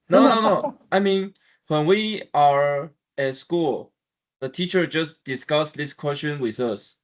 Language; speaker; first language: English; non-native, learner; Chinese